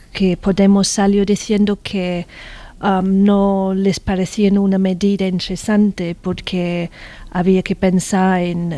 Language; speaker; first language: Spanish; non-native, fluent; English